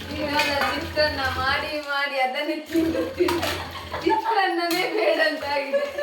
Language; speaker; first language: Kannada; non-native, local second language; Tulu